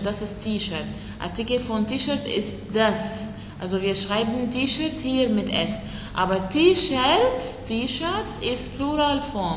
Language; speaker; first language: German; non-native, fluent; Arabic